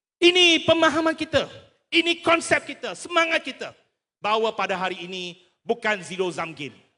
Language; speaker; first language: Malay; non-native, local second language; Chinese